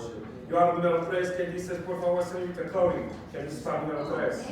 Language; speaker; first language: Spanish; non-native, fluent; English